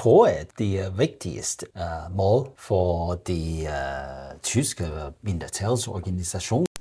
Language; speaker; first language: Danish; non-native, learner; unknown